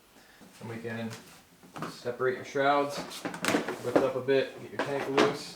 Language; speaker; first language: English; native; English